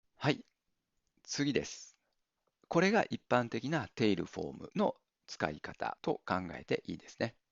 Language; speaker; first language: Japanese; native; Japanese